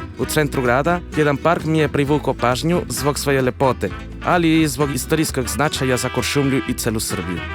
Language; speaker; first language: Serbian; non-native, fluent; Spanish